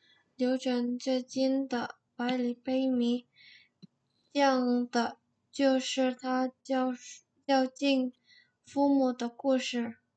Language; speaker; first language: Chinese; non-native, learner; Indonesian